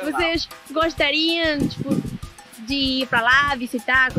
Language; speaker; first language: Portuguese; non-native, fluent; Spanish